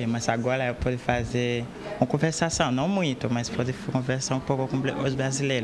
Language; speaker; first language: Portuguese; non-native, learner; Haitian Creole